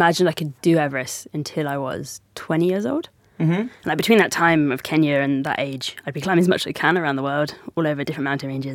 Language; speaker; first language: English; native; English